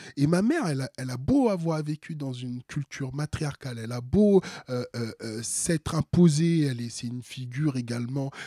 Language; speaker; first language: French; early bilingual, other home language; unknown